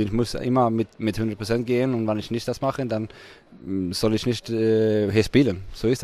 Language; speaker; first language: German; non-native, fluent; Swedish